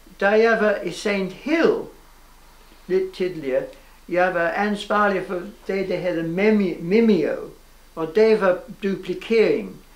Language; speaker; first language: Danish; non-native, fluent; English